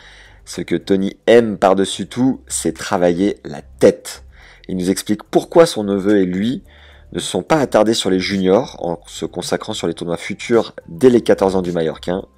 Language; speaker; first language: French; native; French